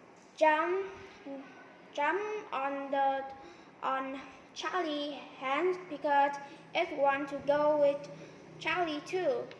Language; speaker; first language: English; non-native, learner; Vietnamese